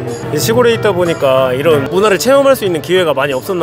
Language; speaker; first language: Korean; native; Korean